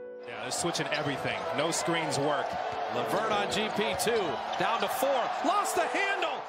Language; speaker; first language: English; native; English